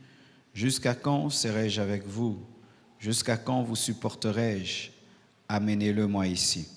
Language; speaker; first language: French; non-native, local second language; Lingala